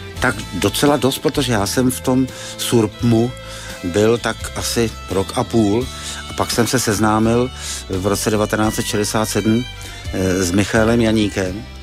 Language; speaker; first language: Czech; native; Czech